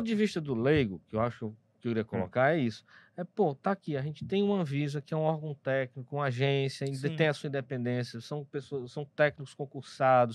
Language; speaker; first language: Portuguese; native; Portuguese